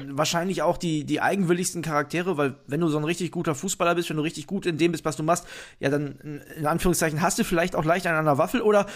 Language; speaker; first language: German; native; German